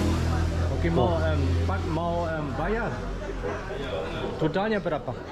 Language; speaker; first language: Indonesian; non-native, learner; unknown